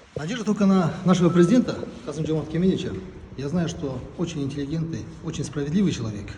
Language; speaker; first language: Russian; non-native, local second language; Kazakh